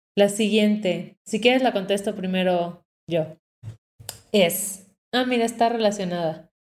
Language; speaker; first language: Spanish; native; Spanish